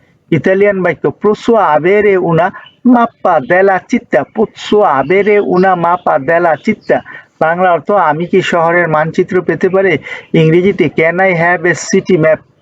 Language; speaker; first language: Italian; non-native, fluent; Bangla